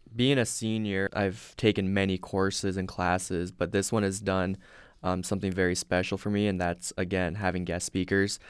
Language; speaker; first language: English; native; English